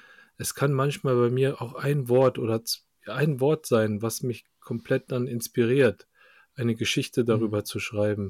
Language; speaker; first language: German; early bilingual, other home language; Korean